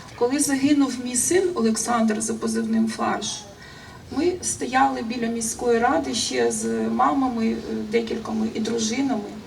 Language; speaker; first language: Ukrainian; non-native, local second language; Russian